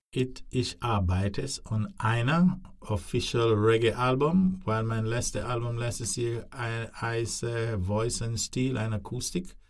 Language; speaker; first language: German; non-native, fluent; English